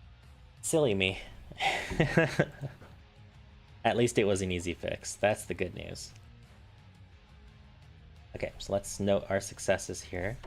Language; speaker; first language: English; native; English